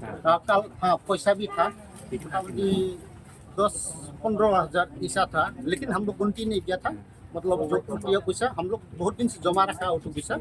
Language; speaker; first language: Hindi; non-native, local second language; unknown